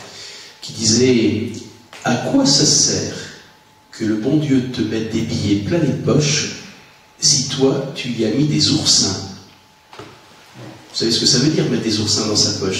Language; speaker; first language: French; native; French